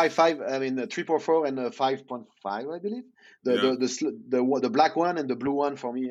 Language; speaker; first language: English; non-native, fluent; French